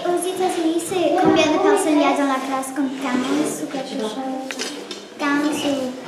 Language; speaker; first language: French; non-native, learner; English